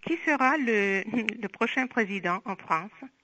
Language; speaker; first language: French; non-native, fluent; Spanish